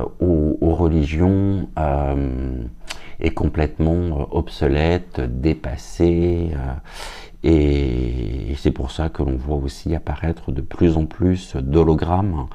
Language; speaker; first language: French; native; French